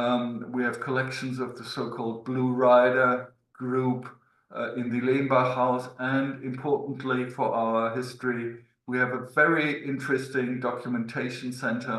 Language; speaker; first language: English; non-native, fluent; German